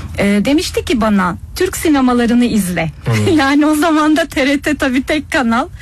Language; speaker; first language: Turkish; early bilingual, heritage; Turkish